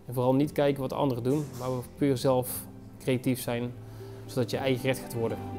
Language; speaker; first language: Dutch; native; Dutch